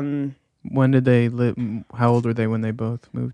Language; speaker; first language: English; native; English